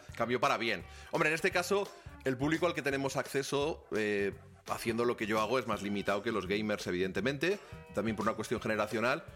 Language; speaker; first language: Spanish; native; Spanish